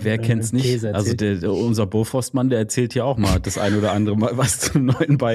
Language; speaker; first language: German; native; German